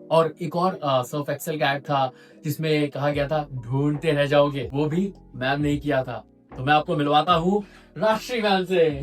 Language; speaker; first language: Hindi; native; Hindi